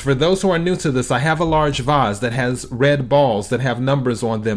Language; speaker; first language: English; native; English